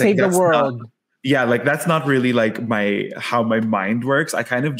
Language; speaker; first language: English; non-native, local second language; Filipino